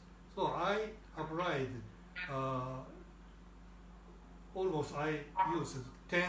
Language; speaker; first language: English; non-native, learner; Japanese